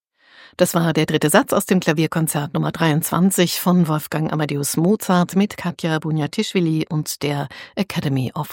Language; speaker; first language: German; native; German